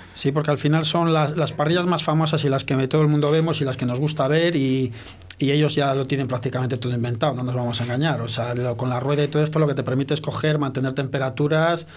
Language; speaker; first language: Spanish; early bilingual, heritage; French